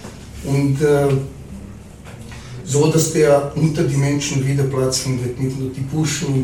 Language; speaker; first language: German; non-native, fluent; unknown